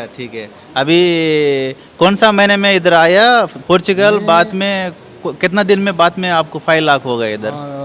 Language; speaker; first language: Hindi; non-native, local second language; Telugu